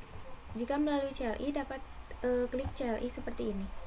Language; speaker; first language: Indonesian; native; Indonesian